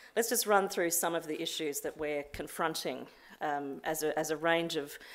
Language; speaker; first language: English; native; English